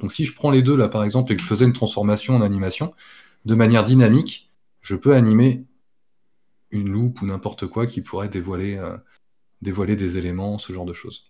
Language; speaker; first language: French; native; French